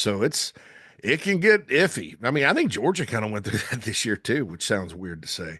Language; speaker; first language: English; native; English